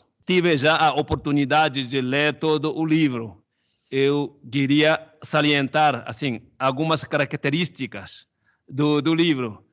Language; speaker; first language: Portuguese; non-native, fluent; Chinese